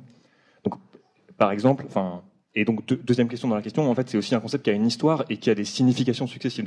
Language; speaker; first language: French; native; French